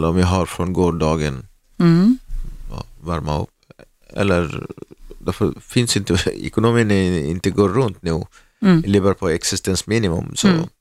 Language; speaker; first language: Swedish; non-native, learner; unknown